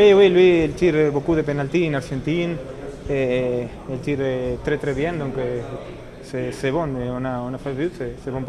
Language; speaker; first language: French; non-native, learner; Spanish